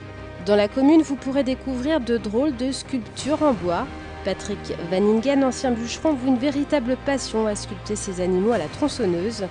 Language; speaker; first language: French; native; French